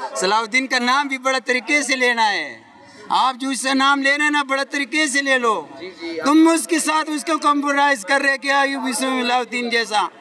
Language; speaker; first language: Urdu; non-native, local second language; Pashto